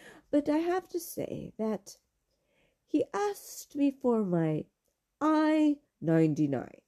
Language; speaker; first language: English; early bilingual, other home language; Spanish